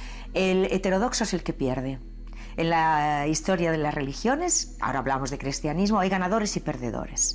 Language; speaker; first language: Spanish; native; Spanish